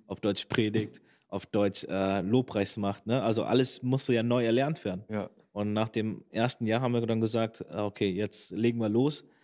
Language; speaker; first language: German; native; German